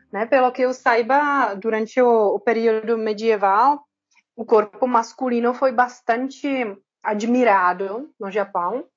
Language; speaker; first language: Portuguese; non-native, fluent; Czech